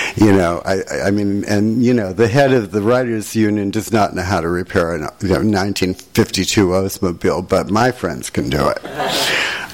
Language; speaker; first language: English; native; English